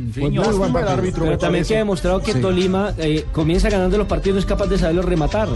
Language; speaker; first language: Spanish; native; Spanish